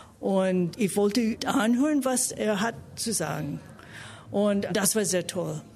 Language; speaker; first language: German; non-native, fluent; English